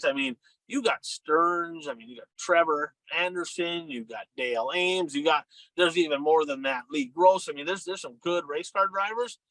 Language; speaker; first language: English; native; English